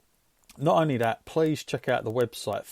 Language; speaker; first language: English; native; English